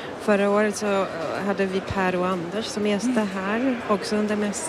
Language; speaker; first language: Swedish; non-native, fluent; Polish